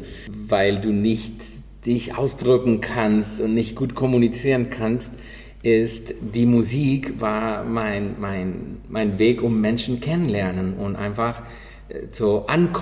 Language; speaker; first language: German; non-native, fluent; Spanish